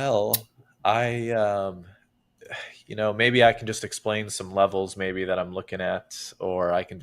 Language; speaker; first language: English; native; English